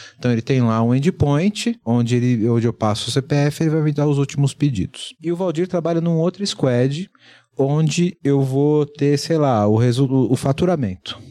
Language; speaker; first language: Portuguese; native; Portuguese